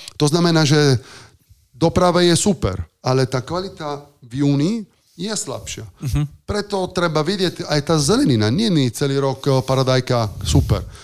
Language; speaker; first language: Slovak; non-native, fluent; Italian